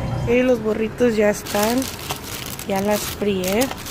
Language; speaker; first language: Spanish; early bilingual, heritage; Spanish